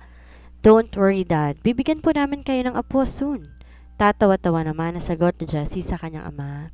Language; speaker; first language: Filipino; native; Filipino